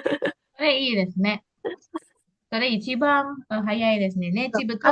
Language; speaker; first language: Japanese; non-native, fluent; Indonesian